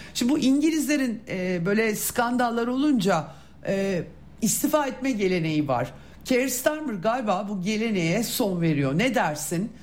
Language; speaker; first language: Turkish; native; Turkish